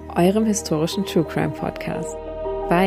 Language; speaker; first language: German; native; German